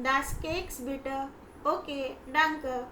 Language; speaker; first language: German; non-native, fluent; Hindi